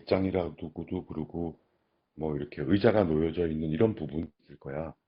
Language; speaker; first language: Korean; native; Korean